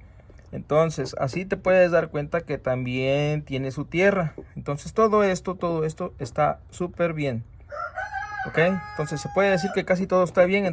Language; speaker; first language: Spanish; native; Spanish